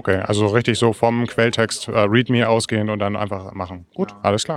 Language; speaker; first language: German; native; German